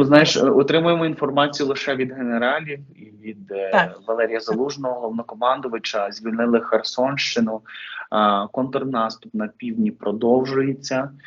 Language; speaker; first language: Ukrainian; native; Ukrainian